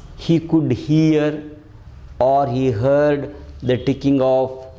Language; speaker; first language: English; non-native, local second language; Kannada